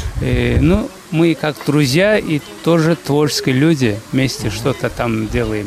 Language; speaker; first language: Russian; non-native, fluent; Azerbaijani